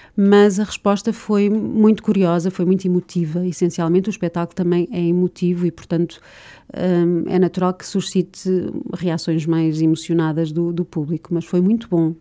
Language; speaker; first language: Portuguese; native; Portuguese